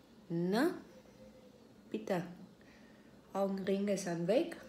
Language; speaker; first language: German; non-native, fluent; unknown